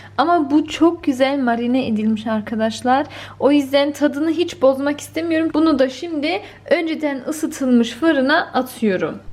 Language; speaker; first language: Turkish; early bilingual, heritage; Turkish